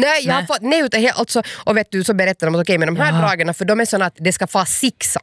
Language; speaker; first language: Swedish; native; Swedish